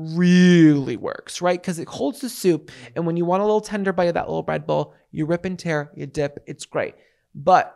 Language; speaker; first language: English; native; English